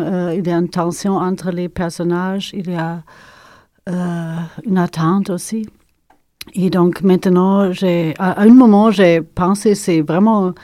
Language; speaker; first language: French; non-native, fluent; German